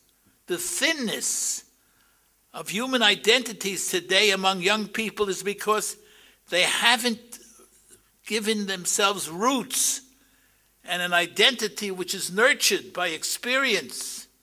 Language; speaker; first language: English; native; English